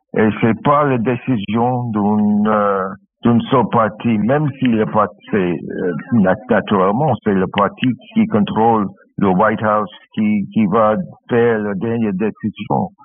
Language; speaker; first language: French; non-native, learner; English